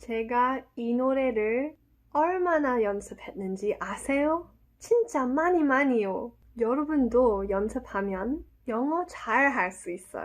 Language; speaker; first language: Korean; non-native, learner; English